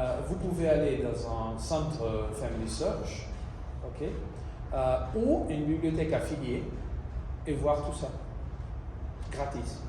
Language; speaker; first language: French; non-native, fluent; Italian